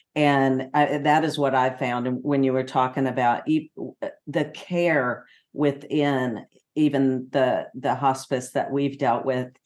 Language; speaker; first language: English; native; English